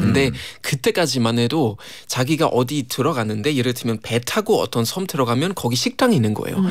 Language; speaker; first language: Korean; non-native, fluent; German